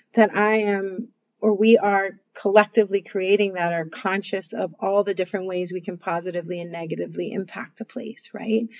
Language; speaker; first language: English; native; English